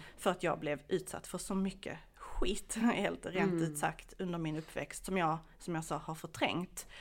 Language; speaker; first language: Swedish; early bilingual, other home language; Bosnian